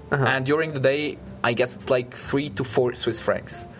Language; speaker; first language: English; non-native, fluent; German